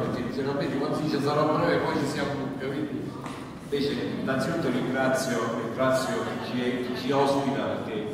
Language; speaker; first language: Italian; native; Italian